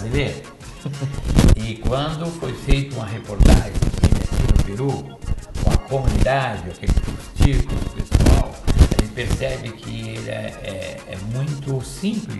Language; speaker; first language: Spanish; non-native, learner; Portuguese